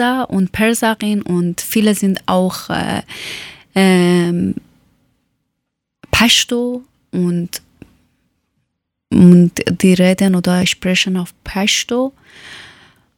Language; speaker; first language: German; non-native, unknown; Persian